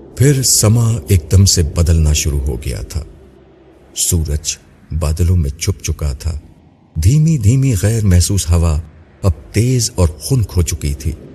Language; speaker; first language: Urdu; native; Urdu